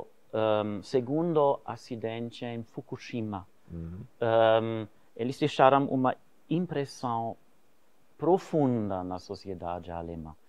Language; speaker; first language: Portuguese; non-native, fluent; German